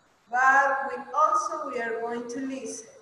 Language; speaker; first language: English; non-native, fluent; Spanish